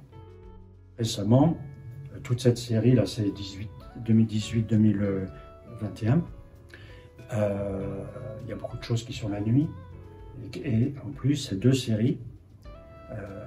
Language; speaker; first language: French; native; French